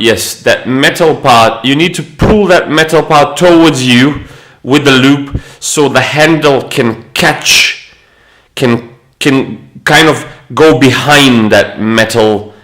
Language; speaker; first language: English; non-native, fluent; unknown